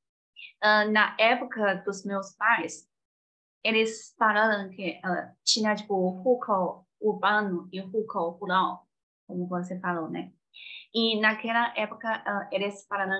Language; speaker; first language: Portuguese; non-native, fluent; Chinese